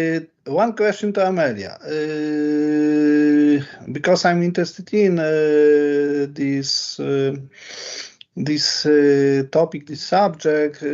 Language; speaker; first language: English; non-native, learner; Polish